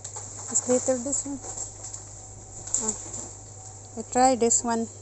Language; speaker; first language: English; non-native, local second language; Filipino